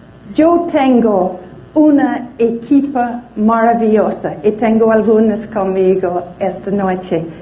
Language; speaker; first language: Spanish; non-native, fluent; English